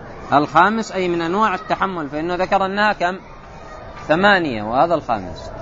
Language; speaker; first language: Arabic; native; Arabic